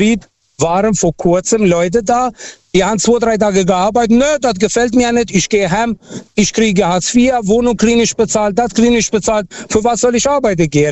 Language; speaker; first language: German; non-native, fluent; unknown